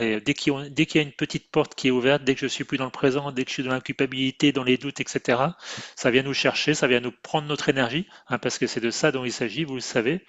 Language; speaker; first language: French; native; French